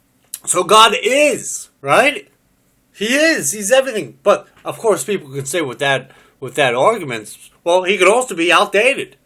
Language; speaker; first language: English; native; English